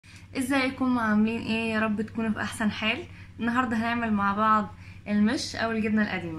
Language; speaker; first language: Arabic; native; Arabic